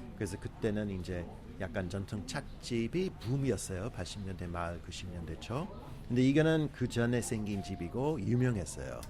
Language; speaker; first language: Korean; non-native, fluent; English